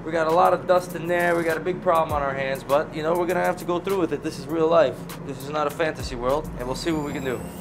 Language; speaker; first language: English; early bilingual, other home language; Russian